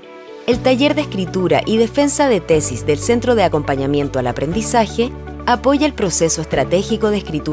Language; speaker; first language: Spanish; native; Spanish